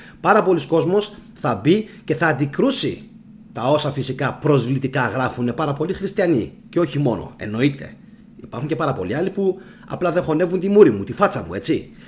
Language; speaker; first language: Greek; early bilingual, heritage; Greek